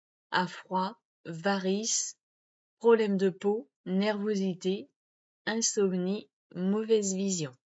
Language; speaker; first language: French; native; French